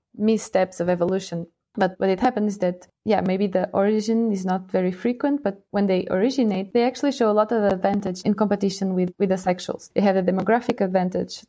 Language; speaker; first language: English; non-native, fluent; Portuguese